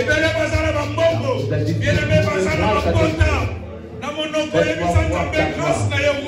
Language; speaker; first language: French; non-native, local second language; Lingala